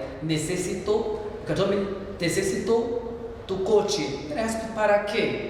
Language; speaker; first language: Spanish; non-native, learner; English